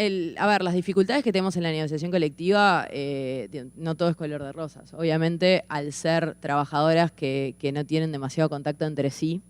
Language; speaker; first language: Spanish; native; Spanish